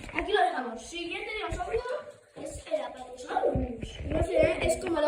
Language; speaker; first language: Spanish; native; Spanish